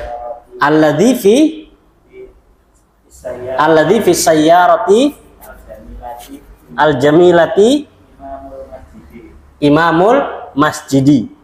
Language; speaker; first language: Arabic; non-native, fluent; Indonesian